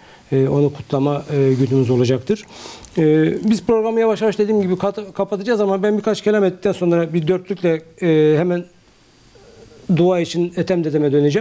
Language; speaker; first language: Turkish; native; Turkish